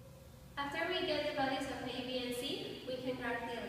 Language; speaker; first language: English; non-native, fluent; Spanish